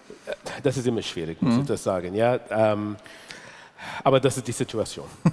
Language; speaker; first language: German; non-native, fluent; English